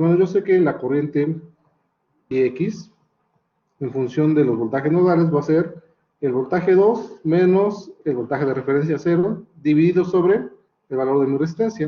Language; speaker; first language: Spanish; native; Spanish